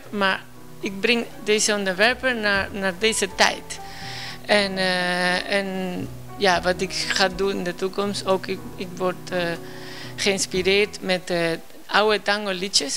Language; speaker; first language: Dutch; non-native, fluent; Spanish